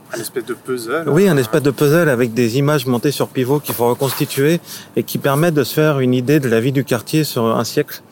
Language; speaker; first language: French; native; French